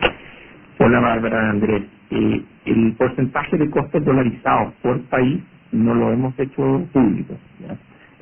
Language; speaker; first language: Spanish; native; Spanish